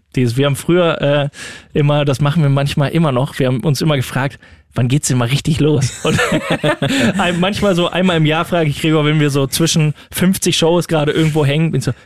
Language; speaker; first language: German; native; German